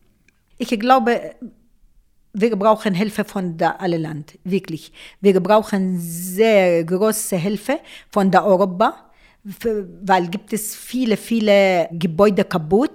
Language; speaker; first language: German; non-native, local second language; Arabic